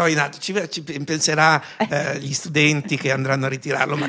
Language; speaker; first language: Italian; native; Italian